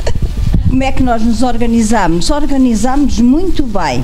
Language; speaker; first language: Portuguese; native; Portuguese